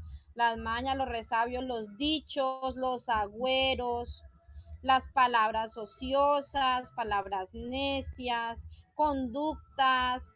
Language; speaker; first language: Spanish; native; Spanish